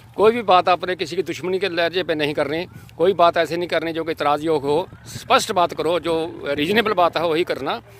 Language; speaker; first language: Hindi; native; Hindi